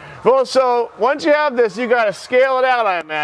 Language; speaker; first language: English; native; English